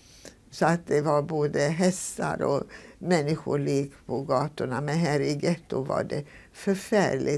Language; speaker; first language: Swedish; non-native, fluent; Hungarian